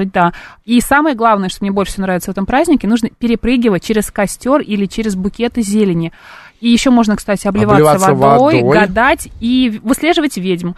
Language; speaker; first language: Russian; native; Russian